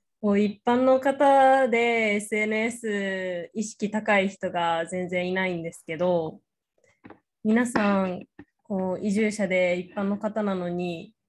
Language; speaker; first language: Japanese; native; Japanese